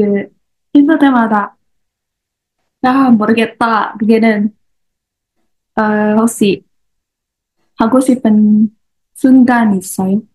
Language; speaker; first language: Korean; non-native, learner; Indonesian